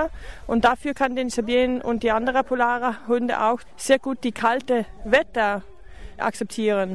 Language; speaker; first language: German; non-native, learner; Swedish